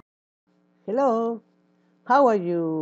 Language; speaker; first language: English; non-native, learner; Spanish